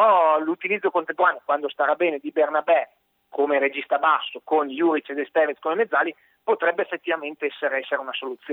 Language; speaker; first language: Italian; native; Italian